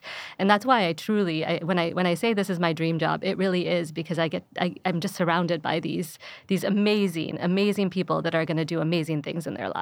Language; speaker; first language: English; early bilingual, other home language; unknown